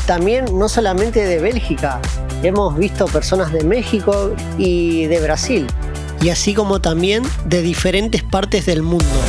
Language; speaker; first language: Spanish; native; Spanish